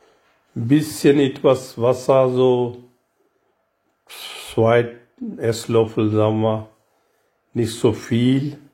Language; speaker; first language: German; non-native, learner; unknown